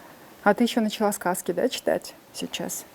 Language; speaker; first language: Russian; non-native, local second language; Kyrgyz